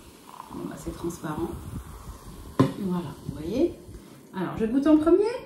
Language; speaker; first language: French; native; French